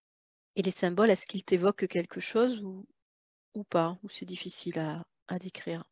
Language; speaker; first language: French; native; French